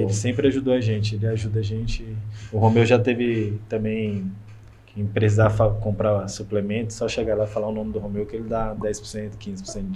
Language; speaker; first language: Portuguese; native; Portuguese